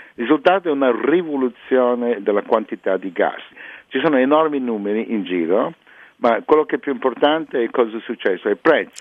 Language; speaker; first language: Italian; non-native, fluent; English